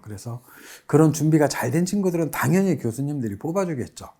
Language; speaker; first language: Korean; native; Korean